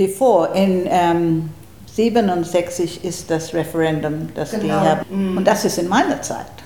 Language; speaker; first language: German; early bilingual, heritage; German